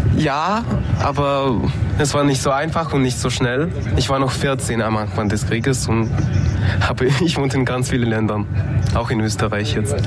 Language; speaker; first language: German; non-native, fluent; Ukrainian